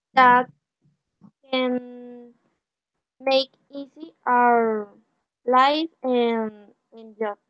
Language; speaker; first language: English; non-native, learner; Spanish